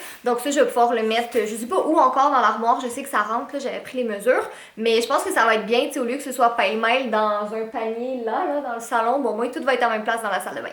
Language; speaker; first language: French; native; French